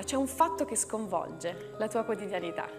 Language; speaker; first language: Italian; native; Italian